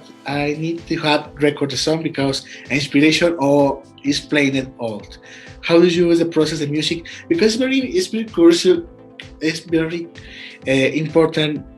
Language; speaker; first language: English; non-native, learner; Spanish